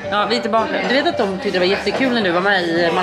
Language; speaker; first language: Swedish; native; Swedish